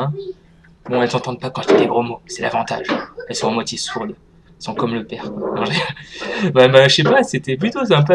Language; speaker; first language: French; native; French